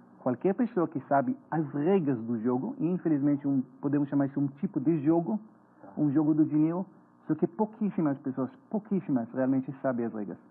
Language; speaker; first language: Portuguese; non-native, fluent; Hebrew